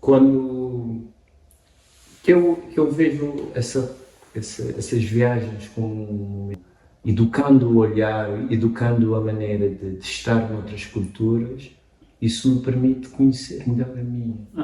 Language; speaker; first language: Portuguese; non-native, local second language; Kabuverdianu